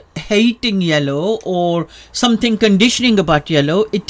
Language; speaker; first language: English; non-native, local second language; Punjabi